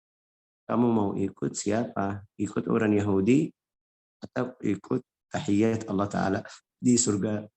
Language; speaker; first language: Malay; non-native, fluent; Arabic